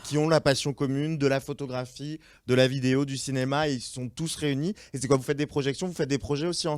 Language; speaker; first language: French; native; French